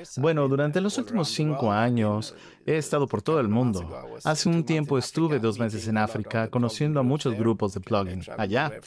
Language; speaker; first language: Spanish; non-native, fluent; Swedish